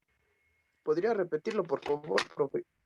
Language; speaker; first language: Spanish; native; Spanish